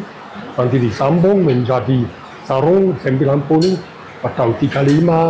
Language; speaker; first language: Indonesian; non-native, learner; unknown